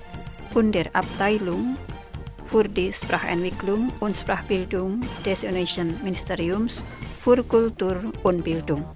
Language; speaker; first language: German; non-native, fluent; Indonesian